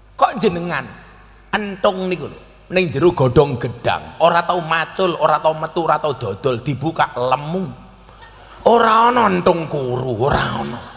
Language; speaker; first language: Indonesian; native; Indonesian